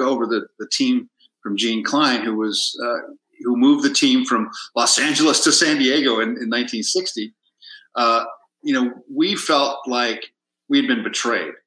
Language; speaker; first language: English; early bilingual, other home language; Spanish